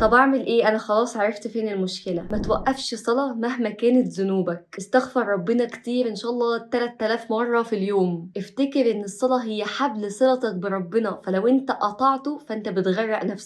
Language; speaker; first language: Arabic; native; Arabic